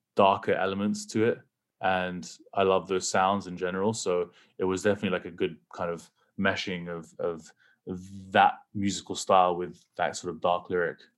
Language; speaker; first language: English; native; English